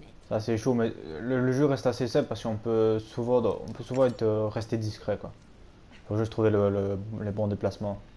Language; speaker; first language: French; native; French